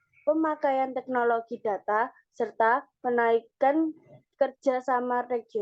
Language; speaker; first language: Indonesian; native; Indonesian